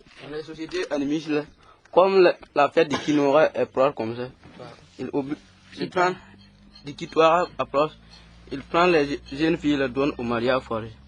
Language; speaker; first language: French; non-native, local second language; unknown